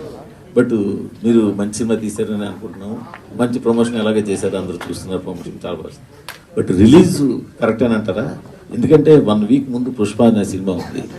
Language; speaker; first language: Telugu; native; Telugu